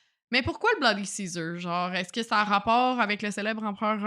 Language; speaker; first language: French; native; French